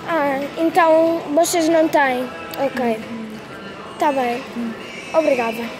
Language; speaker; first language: Portuguese; early bilingual, heritage; Portuguese